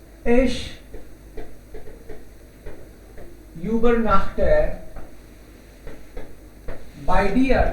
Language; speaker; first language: German; non-native, fluent; Hindi